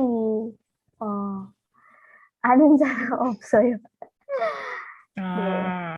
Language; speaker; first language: Korean; non-native, learner; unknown